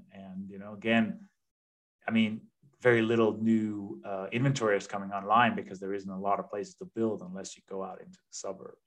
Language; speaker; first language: English; non-native, fluent; Danish